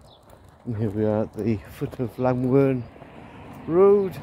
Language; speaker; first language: English; native; English